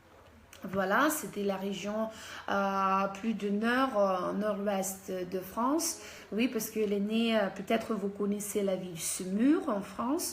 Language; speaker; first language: French; non-native, fluent; Russian